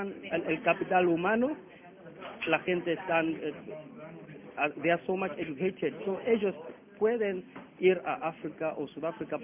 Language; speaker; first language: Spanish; non-native, learner; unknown